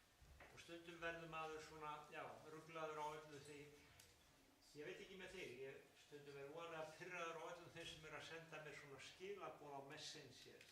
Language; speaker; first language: Icelandic; non-native, fluent; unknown